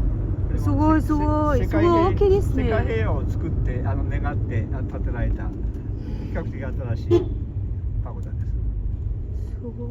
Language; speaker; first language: Japanese; non-native, fluent; Mongolian